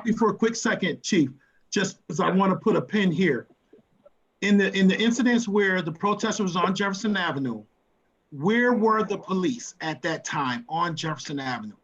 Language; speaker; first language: English; native; English